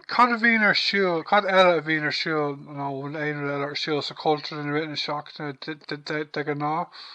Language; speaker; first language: Irish; non-native, local second language; English